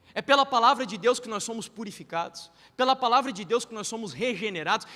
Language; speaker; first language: Portuguese; native; Portuguese